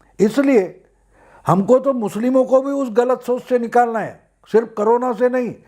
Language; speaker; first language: Hindi; non-native, local second language; Marathi